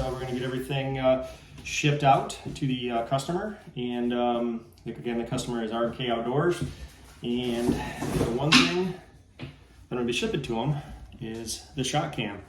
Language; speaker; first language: English; native; English